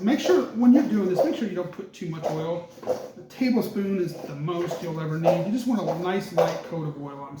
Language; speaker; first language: English; native; English